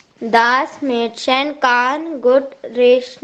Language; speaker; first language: German; non-native, learner; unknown